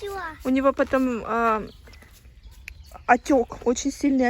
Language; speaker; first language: Russian; native; Russian